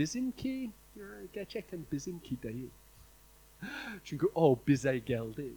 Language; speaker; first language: Turkish; non-native, fluent; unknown